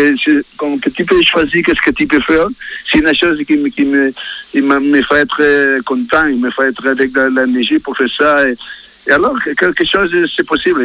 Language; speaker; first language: French; non-native, learner; Spanish